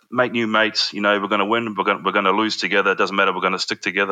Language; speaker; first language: English; native; English